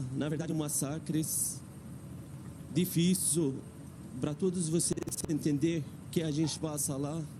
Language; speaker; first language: Portuguese; non-native, fluent; Arabic